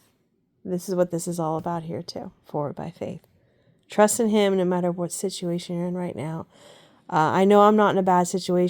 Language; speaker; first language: English; native; English